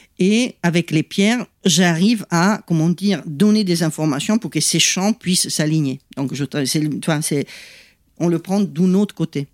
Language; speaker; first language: French; non-native, fluent; Italian